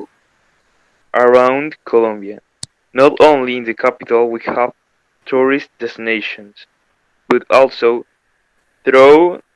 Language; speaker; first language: English; non-native, learner; Spanish